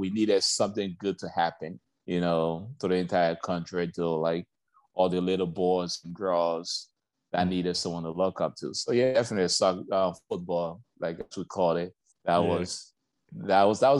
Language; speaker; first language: English; native; English